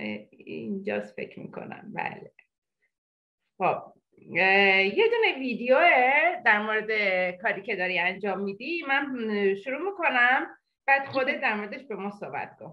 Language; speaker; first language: Persian; native; Persian